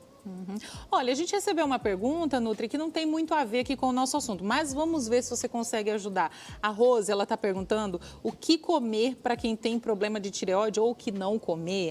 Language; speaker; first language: Portuguese; native; Portuguese